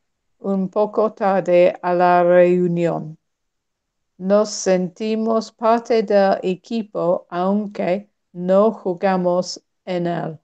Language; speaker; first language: Spanish; non-native, learner; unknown